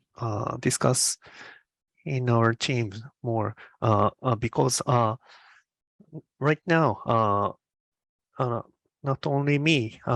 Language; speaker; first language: English; non-native, learner; Japanese